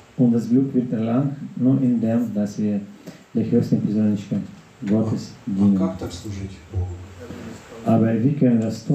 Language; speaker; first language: German; non-native, learner; Russian